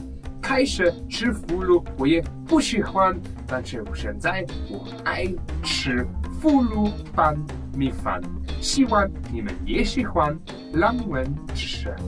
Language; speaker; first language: Chinese; non-native, learner; German